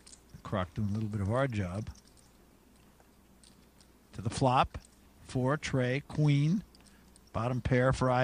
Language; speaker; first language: English; native; English